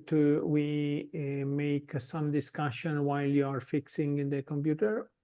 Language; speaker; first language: English; non-native, fluent; Italian